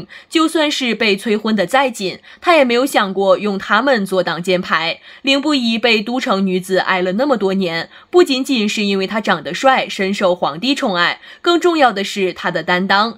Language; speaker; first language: Chinese; native; Chinese